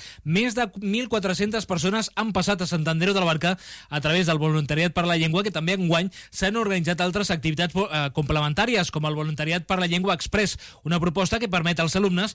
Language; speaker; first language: Catalan; native; Catalan